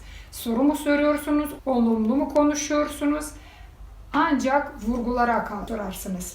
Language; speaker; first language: Turkish; non-native, fluent; Russian